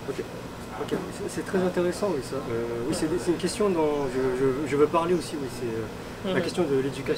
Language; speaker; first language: French; early bilingual, other home language; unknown